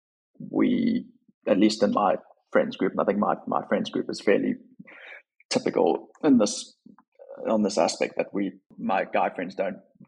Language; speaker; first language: English; native; English